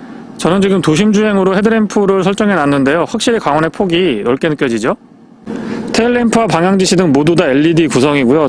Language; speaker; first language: Korean; native; Korean